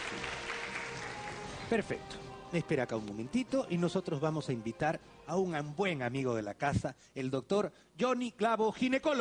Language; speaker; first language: Spanish; native; Spanish